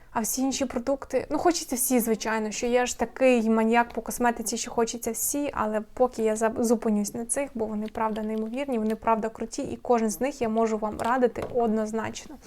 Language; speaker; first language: Ukrainian; non-native, local second language; Russian